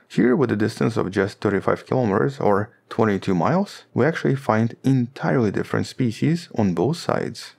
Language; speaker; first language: English; non-native, fluent; Russian